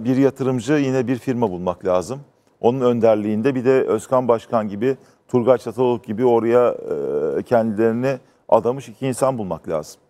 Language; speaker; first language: Turkish; native; Turkish